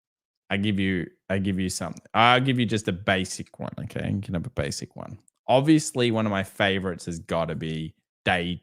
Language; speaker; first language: English; native; English